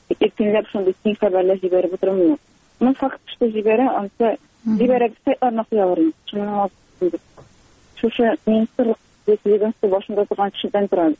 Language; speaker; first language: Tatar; native; Tatar